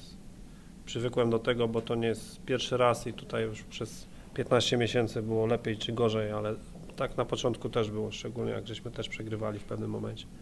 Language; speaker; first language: Polish; native; Polish